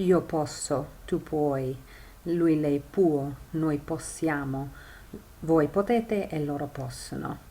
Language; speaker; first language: Italian; non-native, fluent; English